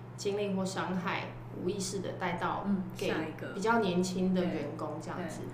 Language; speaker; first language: Chinese; non-native, local second language; Cantonese